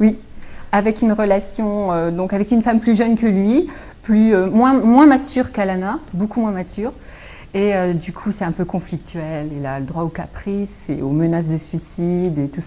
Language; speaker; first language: French; native; French